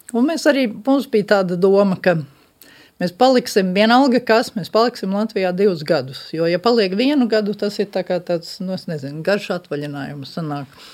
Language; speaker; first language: Latvian; early bilingual, heritage; Latvian